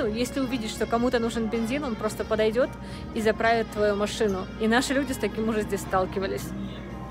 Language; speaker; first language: Russian; native; Russian